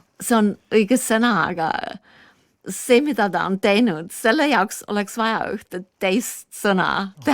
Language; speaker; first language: Estonian; early bilingual, heritage; Estonian